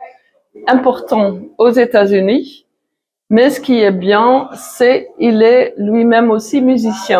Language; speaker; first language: French; non-native, fluent; Dutch